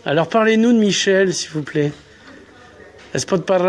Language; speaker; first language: French; native; French